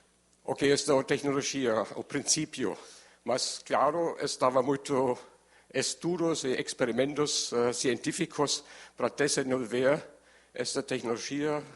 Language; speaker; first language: Portuguese; non-native, learner; German